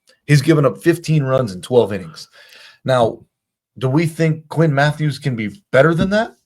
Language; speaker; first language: English; native; English